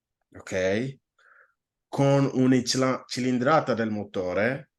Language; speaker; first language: Italian; non-native, fluent; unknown